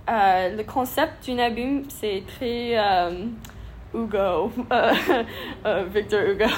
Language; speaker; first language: French; non-native, learner; English